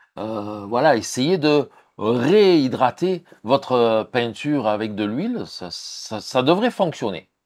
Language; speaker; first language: French; native; French